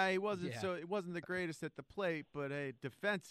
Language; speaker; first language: English; native; English